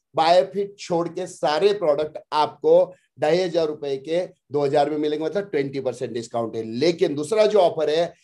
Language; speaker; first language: Hindi; non-native, local second language; Marathi